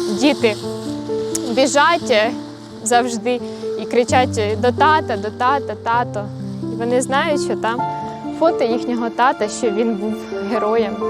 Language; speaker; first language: Ukrainian; native; Ukrainian